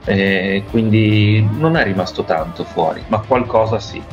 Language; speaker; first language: Italian; native; Italian